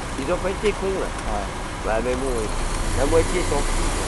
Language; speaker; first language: French; native; French